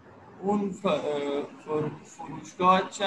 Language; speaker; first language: Persian; non-native, learner; Urdu